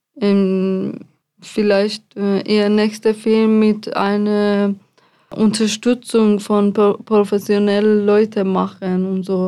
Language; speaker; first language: German; non-native, fluent; Persian